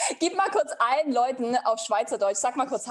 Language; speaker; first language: German; native; German